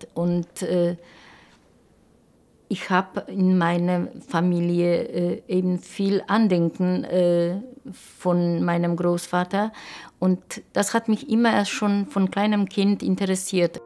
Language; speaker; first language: German; non-native, local second language; Polish